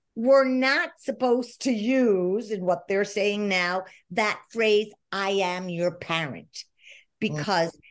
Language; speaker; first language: English; non-native, fluent; Spanish